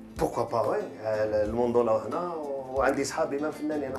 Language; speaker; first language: Arabic; native; Arabic